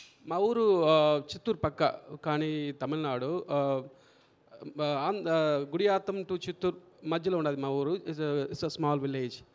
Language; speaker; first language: Telugu; non-native, learner; Tamil